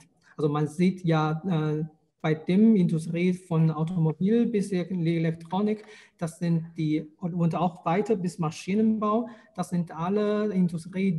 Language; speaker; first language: German; non-native, fluent; Chinese